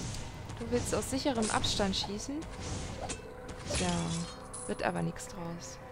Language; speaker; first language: German; native; German